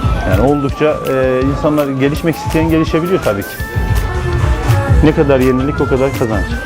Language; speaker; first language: Turkish; native; Turkish